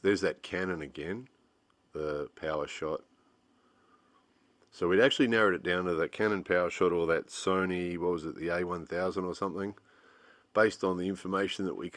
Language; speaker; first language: English; native; English